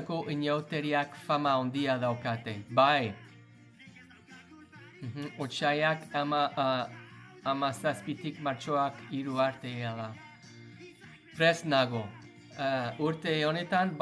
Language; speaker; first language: Basque; non-native, learner; English